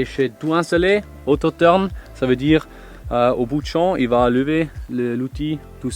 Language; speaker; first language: French; non-native, fluent; German